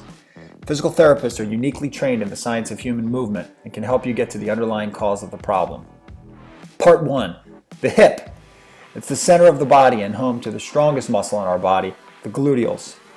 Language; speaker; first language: English; native; English